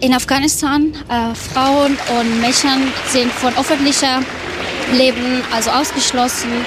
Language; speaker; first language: German; non-native, learner; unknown